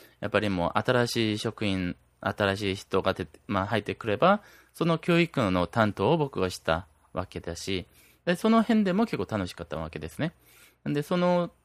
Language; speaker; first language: Japanese; non-native, fluent; Korean